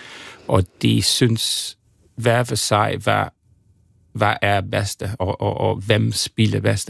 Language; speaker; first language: Danish; non-native, fluent; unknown